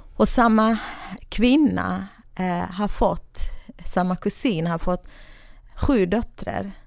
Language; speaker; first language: Swedish; non-native, fluent; Kurdish